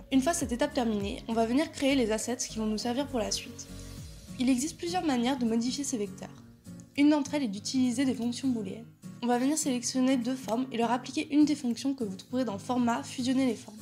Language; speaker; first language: French; native; French